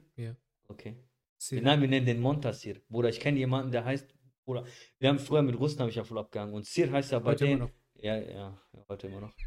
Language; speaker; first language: German; early bilingual, other home language; Bosnian